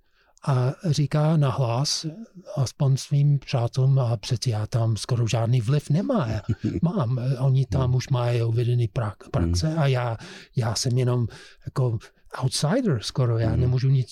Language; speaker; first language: Czech; non-native, fluent; English